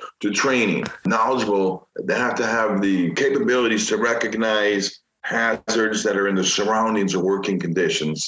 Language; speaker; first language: English; native; English